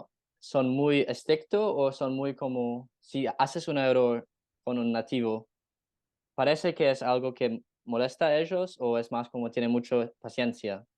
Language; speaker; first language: Spanish; non-native, learner; English